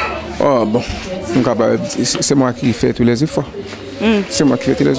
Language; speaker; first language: French; non-native, learner; Haitian Creole